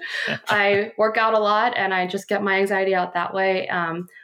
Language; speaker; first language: English; early bilingual, other home language; Korean